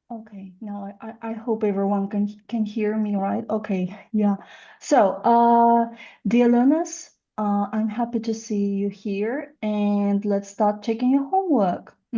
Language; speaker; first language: English; non-native, fluent; Russian